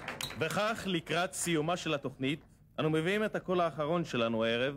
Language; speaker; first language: Hebrew; native; Hebrew